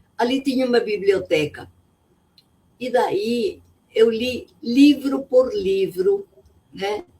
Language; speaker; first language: Portuguese; non-native, fluent; Spanish